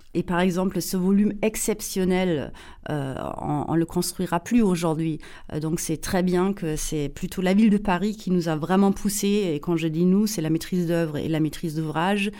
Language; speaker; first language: French; non-native, fluent; German